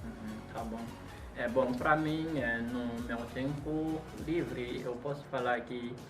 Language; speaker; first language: Portuguese; non-native, fluent; Haitian Creole